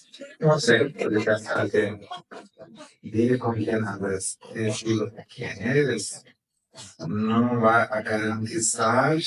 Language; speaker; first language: Spanish; non-native, fluent; Portuguese